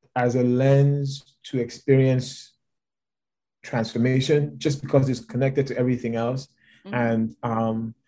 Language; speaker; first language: English; non-native, local second language; Yoruba